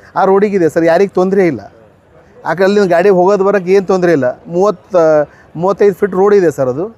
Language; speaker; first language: Kannada; non-native, local second language; Lambadi